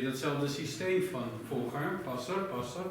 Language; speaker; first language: Dutch; native; Dutch